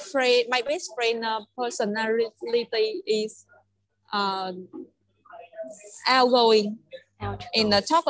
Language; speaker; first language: English; non-native, learner; Vietnamese